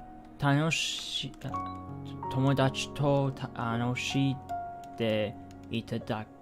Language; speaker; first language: Japanese; non-native, learner; English